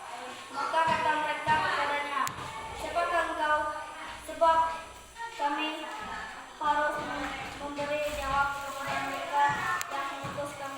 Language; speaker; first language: Indonesian; native; Indonesian